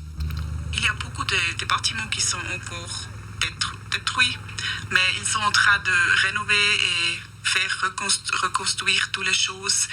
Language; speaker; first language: French; non-native, learner; German